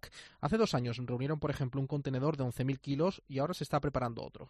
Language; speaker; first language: Spanish; native; Spanish